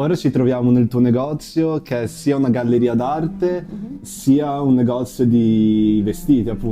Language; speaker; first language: Italian; native; Italian